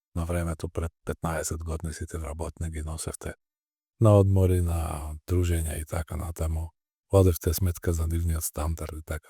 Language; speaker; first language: Macedonian; native; Macedonian